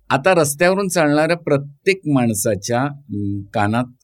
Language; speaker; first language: Marathi; native; Marathi